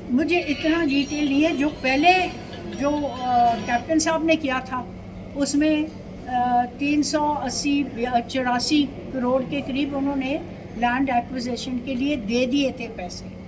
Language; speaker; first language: Hindi; non-native, local second language; Punjabi